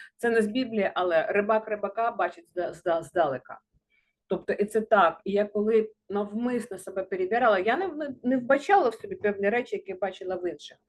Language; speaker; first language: Ukrainian; non-native, local second language; Russian